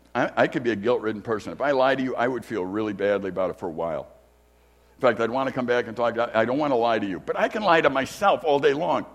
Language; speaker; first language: English; native; English